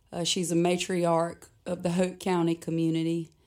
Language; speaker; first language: English; native; English